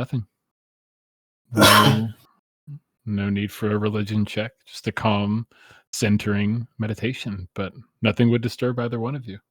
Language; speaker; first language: English; native; English